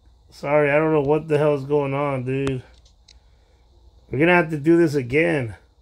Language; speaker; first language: English; early bilingual, other home language; Spanish